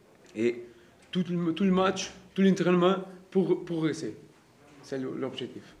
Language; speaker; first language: French; non-native, learner; Portuguese